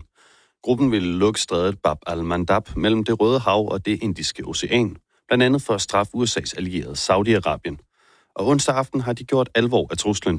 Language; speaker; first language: Danish; native; Danish